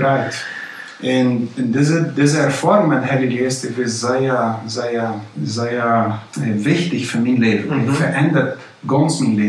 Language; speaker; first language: German; non-native, learner; Plautdietsch